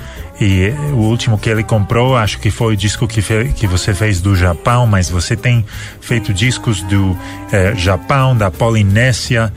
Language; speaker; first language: Portuguese; non-native, fluent; Spanish